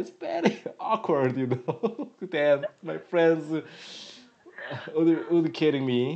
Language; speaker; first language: English; non-native, learner; Korean